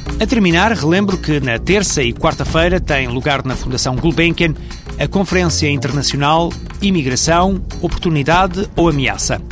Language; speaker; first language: Portuguese; non-native, local second language; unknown